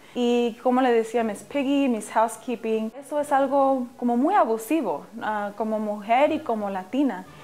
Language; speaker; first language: Spanish; early bilingual, heritage; English